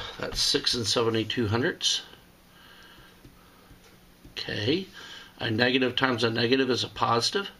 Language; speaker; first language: English; native; English